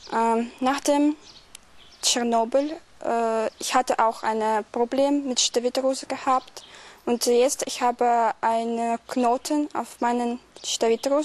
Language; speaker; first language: German; non-native, learner; Russian